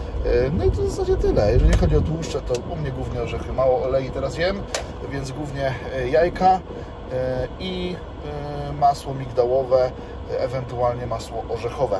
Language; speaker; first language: Polish; native; Polish